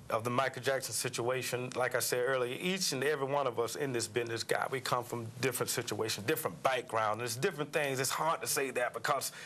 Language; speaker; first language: English; native; English